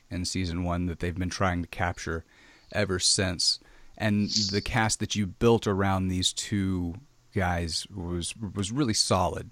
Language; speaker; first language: English; native; English